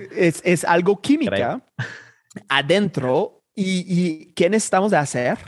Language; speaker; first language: Spanish; non-native, fluent; Haitian Creole